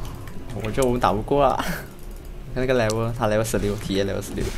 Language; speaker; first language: Chinese; native; Chinese